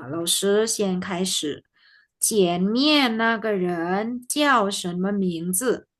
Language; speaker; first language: Chinese; non-native, fluent; Indonesian